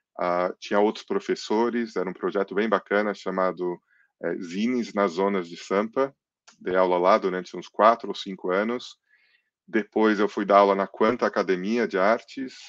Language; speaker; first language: Portuguese; early bilingual, other home language; English